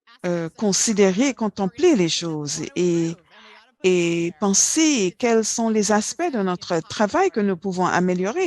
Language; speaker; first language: French; non-native, fluent; English